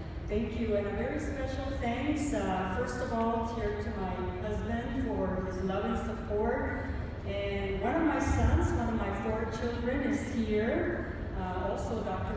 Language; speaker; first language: English; early bilingual, other home language; Spanish